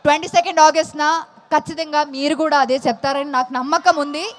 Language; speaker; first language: Telugu; non-native, fluent; Malayalam